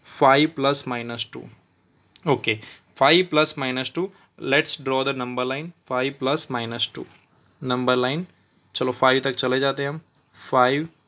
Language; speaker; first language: Hindi; non-native, local second language; Gujarati